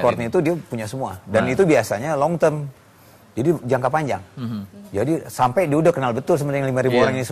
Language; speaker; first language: Indonesian; native; Indonesian